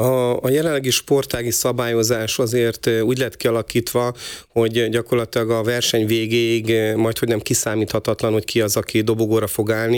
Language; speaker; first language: Hungarian; native; Hungarian